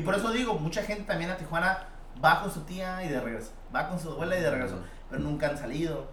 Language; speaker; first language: Spanish; early bilingual, heritage; Spanish